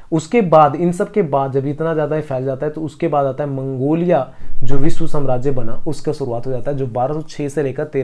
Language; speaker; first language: Hindi; native; Hindi